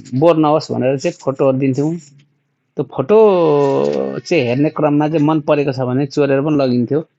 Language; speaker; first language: Nepali; native; Nepali